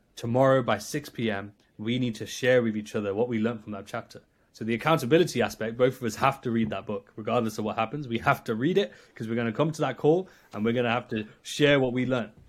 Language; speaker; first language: English; native; English